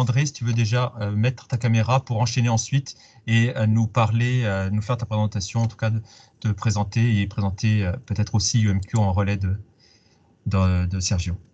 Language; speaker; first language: French; native; French